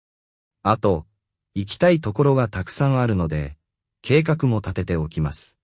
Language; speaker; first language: Japanese; non-native, fluent; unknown